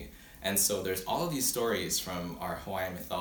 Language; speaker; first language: English; early bilingual, other home language; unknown